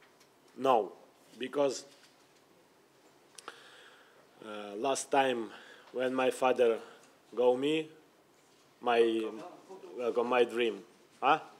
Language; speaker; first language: English; non-native, learner; Russian